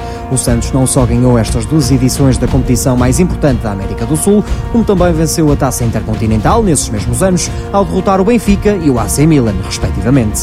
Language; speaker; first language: Portuguese; native; Portuguese